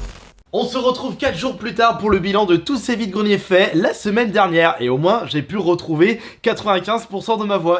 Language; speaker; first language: French; native; French